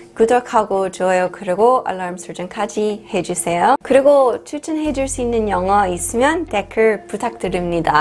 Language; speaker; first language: Korean; non-native, fluent; English